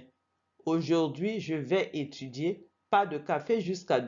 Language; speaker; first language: French; non-native, fluent; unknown